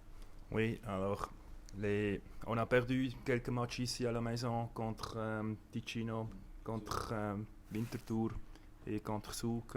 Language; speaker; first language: French; non-native, local second language; German